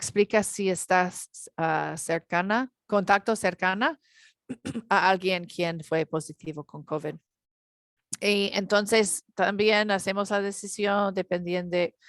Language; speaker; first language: Spanish; non-native, learner; English